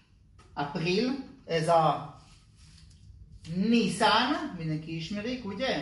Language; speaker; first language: Hungarian; non-native, learner; Hebrew